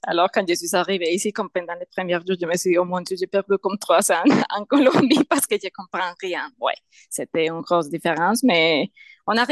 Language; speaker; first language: French; non-native, learner; Spanish